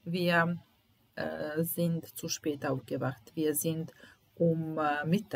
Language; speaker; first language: German; non-native, fluent; Italian